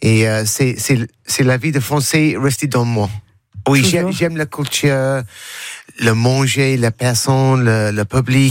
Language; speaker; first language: French; non-native, learner; English